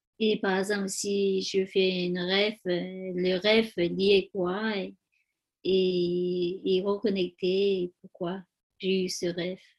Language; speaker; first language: French; non-native, learner; Tibetan